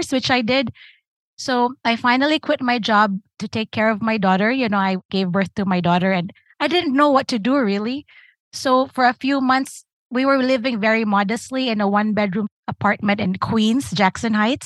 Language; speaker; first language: English; non-native, local second language; Cebuano